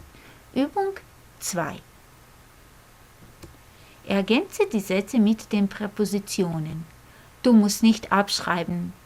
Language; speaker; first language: German; non-native, fluent; Croatian